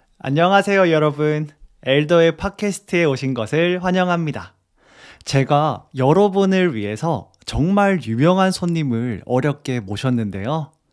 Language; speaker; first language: Korean; native; Korean